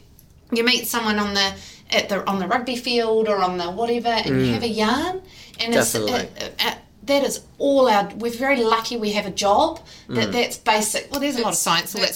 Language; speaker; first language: English; native; English